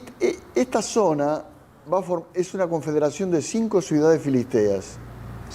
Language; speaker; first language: Spanish; native; Spanish